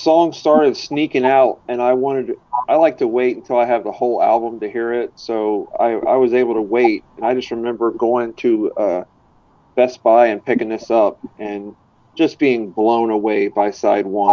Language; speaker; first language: English; native; English